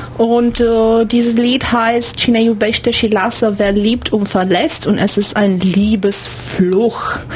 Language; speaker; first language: German; non-native, fluent; Romanian